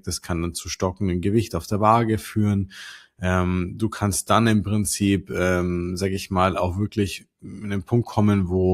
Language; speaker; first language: German; native; German